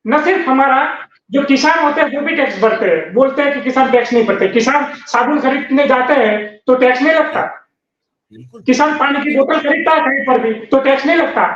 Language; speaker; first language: Hindi; non-native, local second language; Gujarati